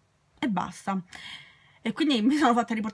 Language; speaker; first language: Italian; native; Italian